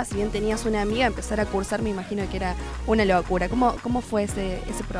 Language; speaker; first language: Spanish; native; Spanish